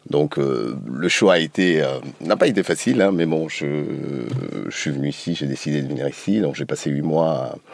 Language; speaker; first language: French; non-native, fluent; Portuguese